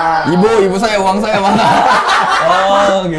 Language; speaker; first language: Indonesian; non-native, fluent; Korean